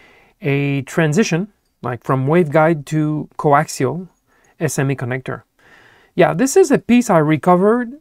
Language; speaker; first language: English; non-native, local second language; French